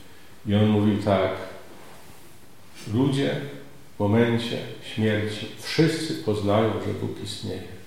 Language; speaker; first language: Polish; native; Polish